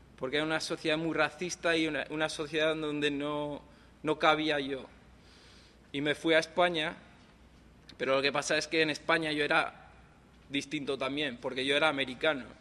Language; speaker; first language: Spanish; non-native, local second language; English